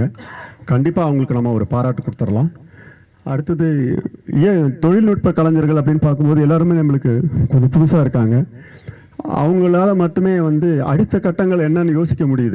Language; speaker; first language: Tamil; native; Tamil